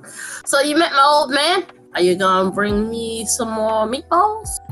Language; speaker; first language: English; native; English